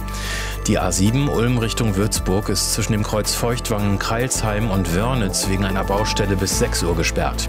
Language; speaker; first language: German; native; German